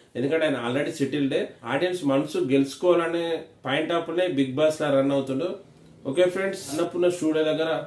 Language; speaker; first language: Telugu; native; Telugu